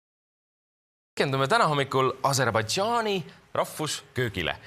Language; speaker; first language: Estonian; native; Estonian